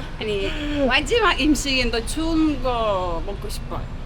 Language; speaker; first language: Korean; non-native, learner; Turkish